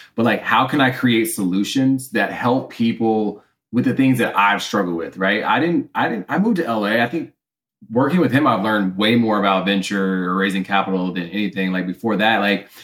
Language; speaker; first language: English; early bilingual, other home language; Spanish